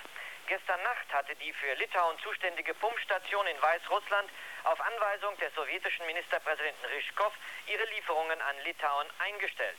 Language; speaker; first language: German; native; German